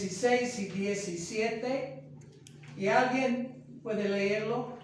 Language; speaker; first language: Spanish; non-native, fluent; English